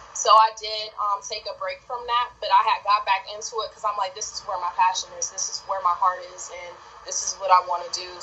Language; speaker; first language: English; native; English